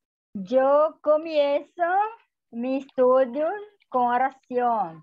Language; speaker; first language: Spanish; non-native, learner; Portuguese